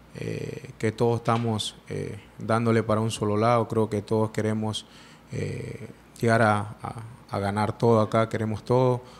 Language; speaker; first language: Spanish; native; Spanish